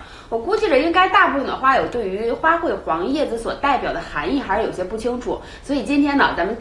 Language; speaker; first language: Chinese; native; Chinese